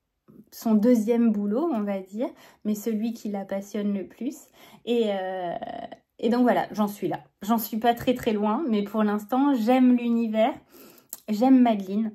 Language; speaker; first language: French; native; French